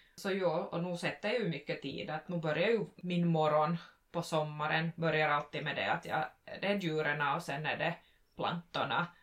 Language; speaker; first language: Swedish; native; Swedish